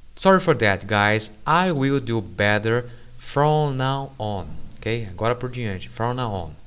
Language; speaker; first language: English; non-native, fluent; Portuguese